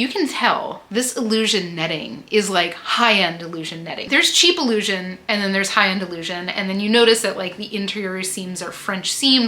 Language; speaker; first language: English; native; English